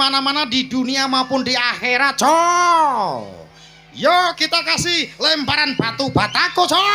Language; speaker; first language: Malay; non-native, local second language; Javanese